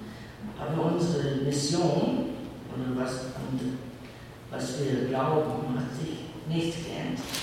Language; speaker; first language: German; early bilingual, heritage; English